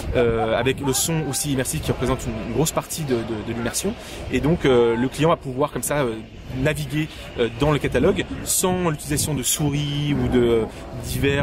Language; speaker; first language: French; native; French